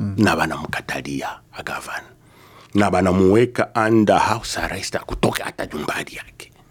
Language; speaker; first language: Swahili; native; Swahili